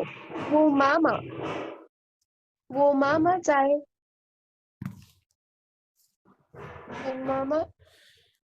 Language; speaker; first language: Chinese; non-native, learner; Urdu